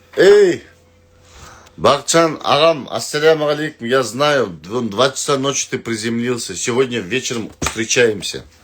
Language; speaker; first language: Russian; non-native, local second language; Kazakh